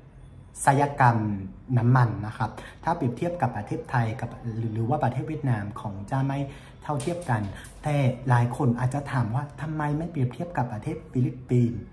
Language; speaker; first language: Thai; non-native, fluent; Vietnamese